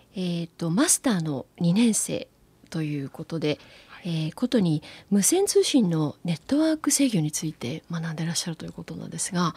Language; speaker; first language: Japanese; native; Japanese